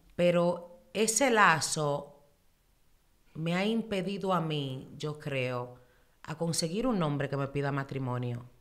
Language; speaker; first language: Spanish; early bilingual, heritage; Spanish